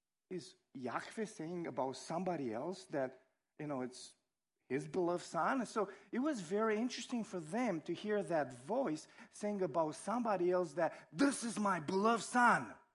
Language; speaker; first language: English; non-native, fluent; Romanian